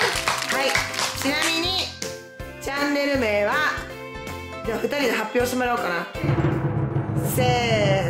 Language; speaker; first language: Japanese; native; Japanese